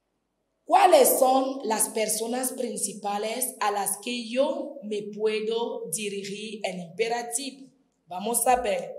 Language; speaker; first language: Spanish; non-native, fluent; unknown